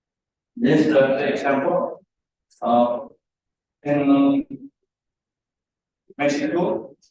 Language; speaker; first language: English; non-native, learner; Indonesian